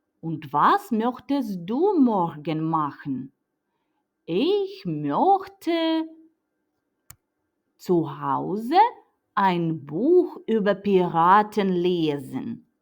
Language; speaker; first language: German; non-native, fluent; Ukrainian